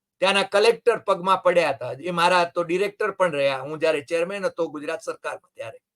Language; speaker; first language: Gujarati; native; Gujarati